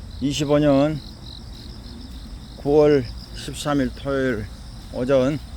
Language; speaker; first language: Korean; native; Korean